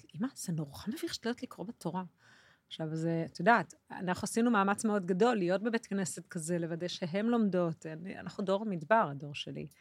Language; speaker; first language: Hebrew; early bilingual, other home language; English